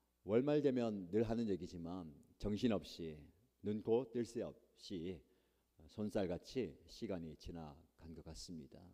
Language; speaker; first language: Korean; native; Korean